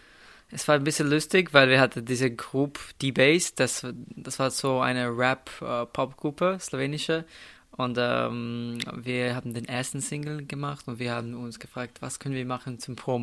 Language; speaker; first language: German; non-native, fluent; Slovenian